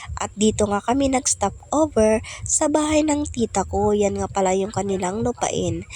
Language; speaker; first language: Filipino; non-native, local second language; Hiligaynon